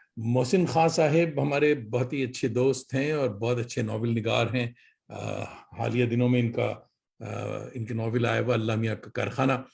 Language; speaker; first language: Urdu; native; Urdu